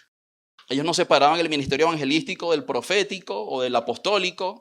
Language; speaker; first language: Spanish; native; Spanish